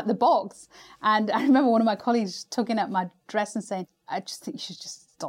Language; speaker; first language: English; native; English